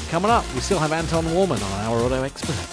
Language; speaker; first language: English; native; English